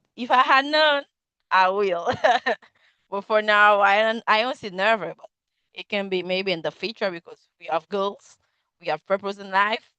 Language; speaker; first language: English; non-native, fluent; Haitian Creole